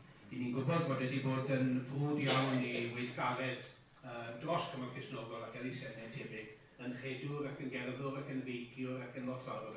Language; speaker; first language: Welsh; native; Welsh